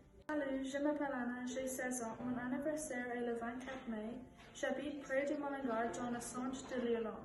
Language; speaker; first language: French; non-native, learner; English